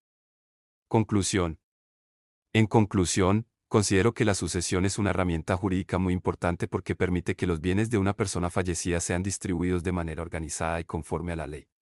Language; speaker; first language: Spanish; native; Spanish